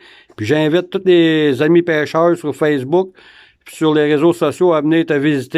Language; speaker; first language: French; native; French